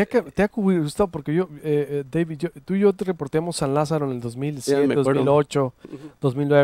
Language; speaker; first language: Spanish; native; Spanish